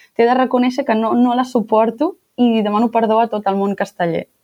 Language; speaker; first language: Catalan; native; Catalan